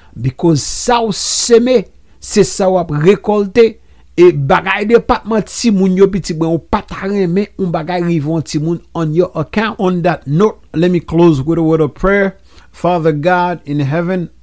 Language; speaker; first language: English; non-native, fluent; Haitian Creole